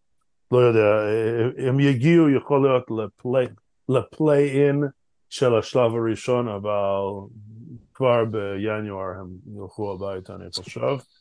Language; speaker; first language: Hebrew; non-native, fluent; English